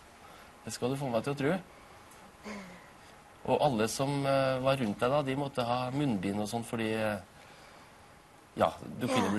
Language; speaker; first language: Norwegian; native; Norwegian